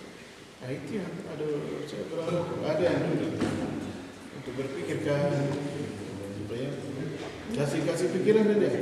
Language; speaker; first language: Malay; non-native, local second language; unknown